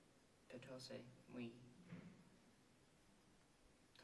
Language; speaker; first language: Spanish; non-native, learner; English